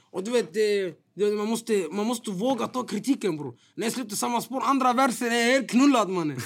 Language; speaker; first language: Swedish; native; Swedish